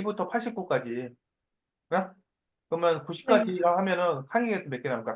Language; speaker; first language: Korean; native; Korean